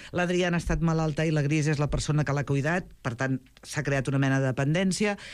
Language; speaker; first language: Catalan; native; Catalan